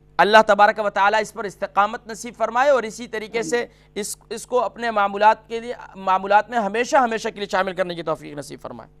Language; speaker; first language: Urdu; native; Urdu